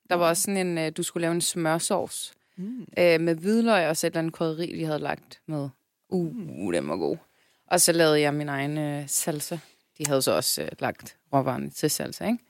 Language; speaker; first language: Danish; early bilingual, other home language; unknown